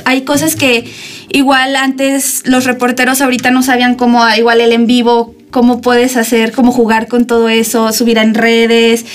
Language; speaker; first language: Spanish; native; Spanish